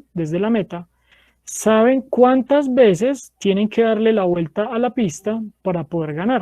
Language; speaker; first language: Spanish; native; Spanish